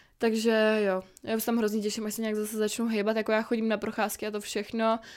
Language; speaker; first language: Czech; native; Czech